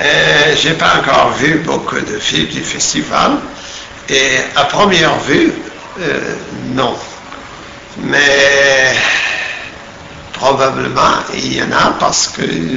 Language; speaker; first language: French; non-native, fluent; Portuguese